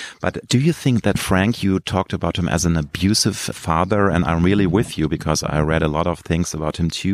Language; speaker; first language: English; non-native, fluent; German